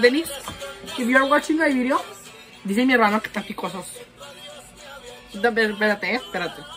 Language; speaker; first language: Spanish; early bilingual, heritage; Spanish